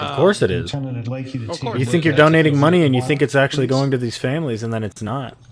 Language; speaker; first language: English; native; English